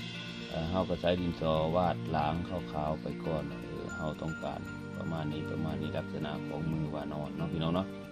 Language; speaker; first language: Thai; non-native, local second language; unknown